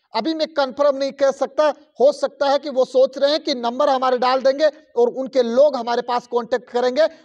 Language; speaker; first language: Hindi; native; Hindi